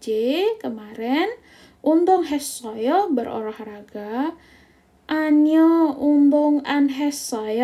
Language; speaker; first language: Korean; non-native, fluent; Indonesian